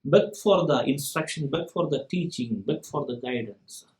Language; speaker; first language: English; non-native, local second language; Malayalam